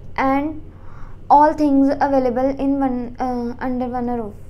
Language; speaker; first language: English; non-native, local second language; Punjabi